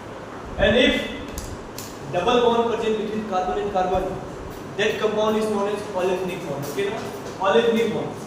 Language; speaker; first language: English; non-native, local second language; Hindi